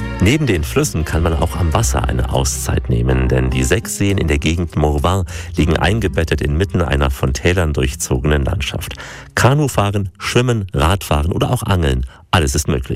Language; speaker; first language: German; native; German